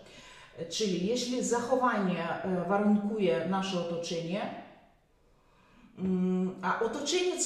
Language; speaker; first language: Polish; non-native, fluent; Russian